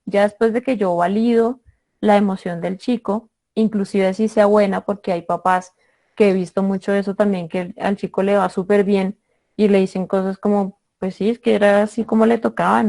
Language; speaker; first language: Spanish; native; Spanish